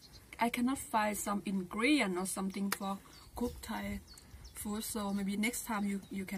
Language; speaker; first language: English; non-native, learner; Thai